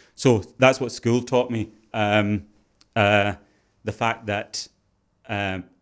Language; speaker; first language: English; early bilingual, other home language; Urdu